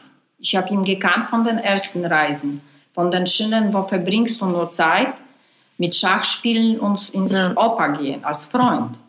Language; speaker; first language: German; non-native, fluent; Polish